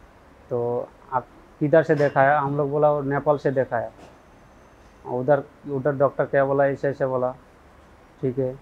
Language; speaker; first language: Hindi; non-native, local second language; Bangla